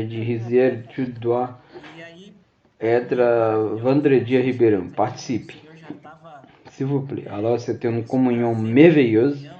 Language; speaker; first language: French; non-native, learner; Portuguese